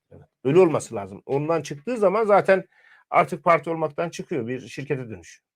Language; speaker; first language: Turkish; native; Turkish